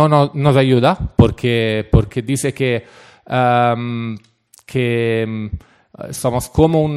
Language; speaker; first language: Spanish; non-native, fluent; Italian